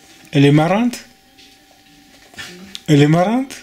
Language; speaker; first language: French; native; French